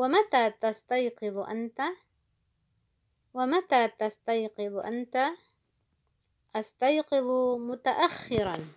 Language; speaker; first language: Arabic; non-native, fluent; Indonesian